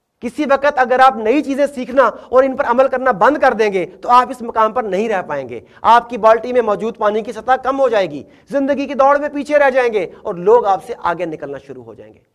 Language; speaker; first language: Urdu; native; Urdu